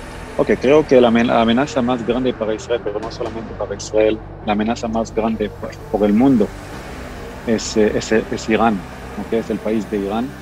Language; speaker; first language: Spanish; non-native, fluent; Hebrew